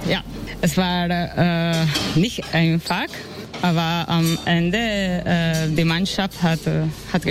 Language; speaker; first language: German; non-native, learner; Spanish